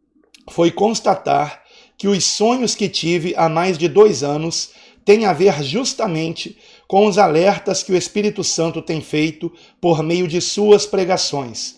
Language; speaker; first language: Portuguese; native; Portuguese